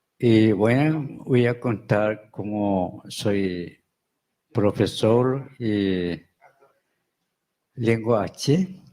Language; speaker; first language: Spanish; non-native, local second language; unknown